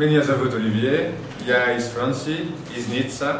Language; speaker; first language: Russian; non-native, learner; French